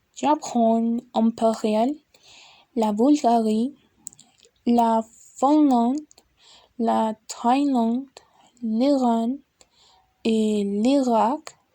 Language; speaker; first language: French; non-native, learner; Spanish